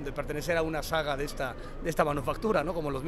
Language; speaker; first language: Spanish; native; Spanish